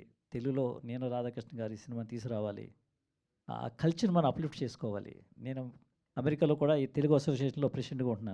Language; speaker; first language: Telugu; native; Telugu